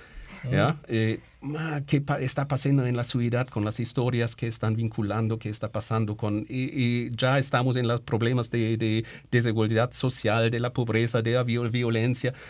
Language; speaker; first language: Spanish; non-native, fluent; German